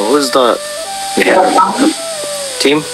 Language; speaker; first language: English; non-native, learner; Nepali